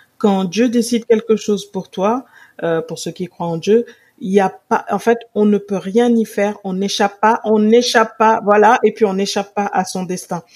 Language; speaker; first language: French; non-native, local second language; Wolof